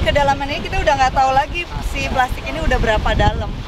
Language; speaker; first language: Indonesian; non-native, fluent; English